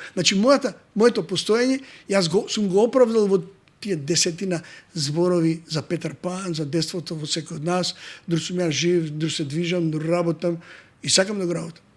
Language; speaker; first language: Macedonian; non-native, local second language; Serbian